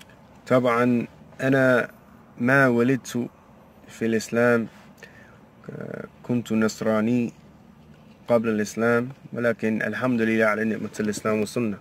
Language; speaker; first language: Arabic; non-native, learner; English